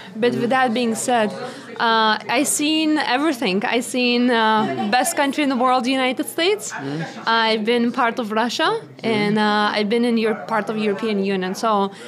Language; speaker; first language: English; non-native, fluent; Lithuanian